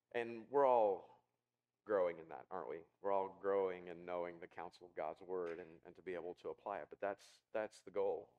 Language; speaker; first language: English; native; English